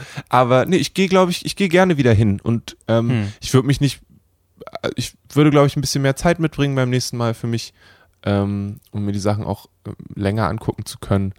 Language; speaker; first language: German; native; German